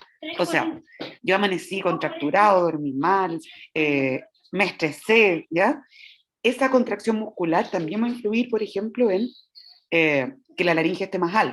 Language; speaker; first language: Spanish; native; Spanish